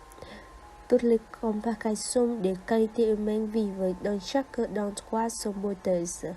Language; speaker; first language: French; non-native, fluent; Vietnamese